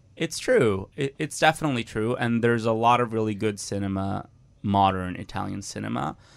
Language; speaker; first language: English; non-native, fluent; Italian